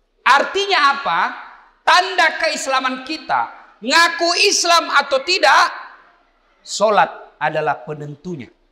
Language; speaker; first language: Indonesian; non-native, local second language; Buginese